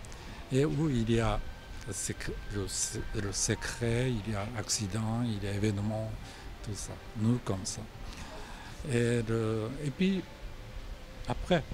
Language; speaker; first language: French; non-native, fluent; Japanese